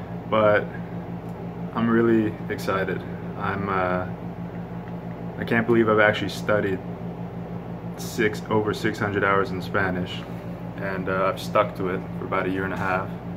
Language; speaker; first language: English; native; English